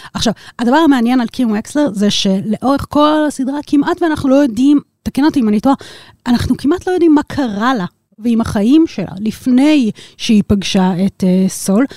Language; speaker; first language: Hebrew; native; Hebrew